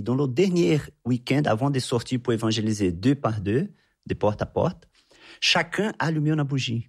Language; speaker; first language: French; non-native, fluent; Portuguese